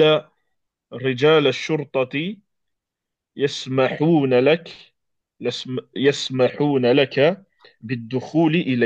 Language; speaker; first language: Arabic; non-native, learner; French